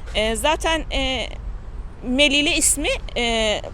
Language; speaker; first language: Turkish; non-native, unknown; Persian